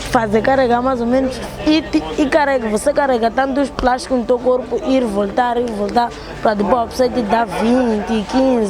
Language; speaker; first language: Portuguese; non-native, local second language; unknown